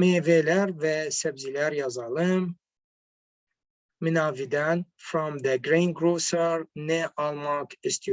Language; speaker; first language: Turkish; non-native, fluent; Arabic